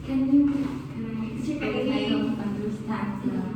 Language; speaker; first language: English; non-native, learner; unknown